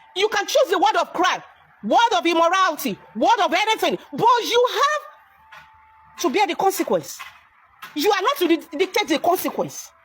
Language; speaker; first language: English; non-native, local second language; Yoruba